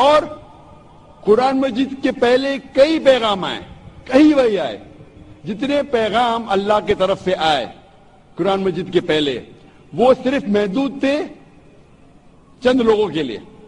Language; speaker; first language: Hindi; non-native, local second language; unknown